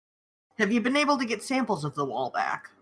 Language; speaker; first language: English; native; English